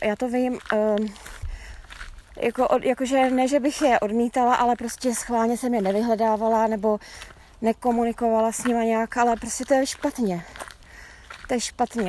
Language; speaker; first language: Czech; native; Czech